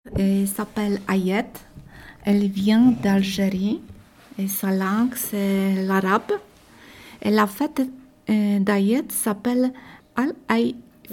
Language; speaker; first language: French; non-native, learner; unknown